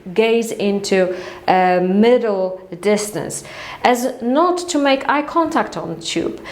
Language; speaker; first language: English; non-native, fluent; Polish